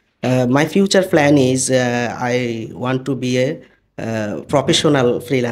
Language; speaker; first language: English; non-native, learner; Bangla